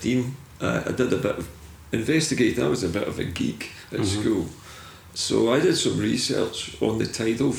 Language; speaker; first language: English; native; English